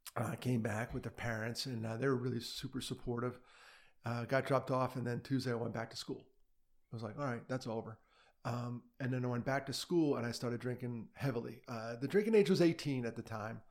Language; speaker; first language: English; native; English